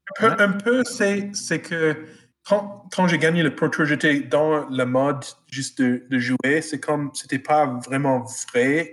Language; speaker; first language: French; non-native, fluent; English